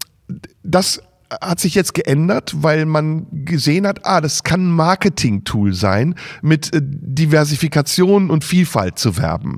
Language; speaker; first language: German; early bilingual, other home language; Turkish